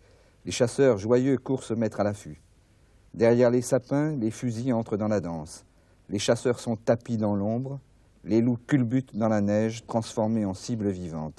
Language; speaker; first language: French; native; French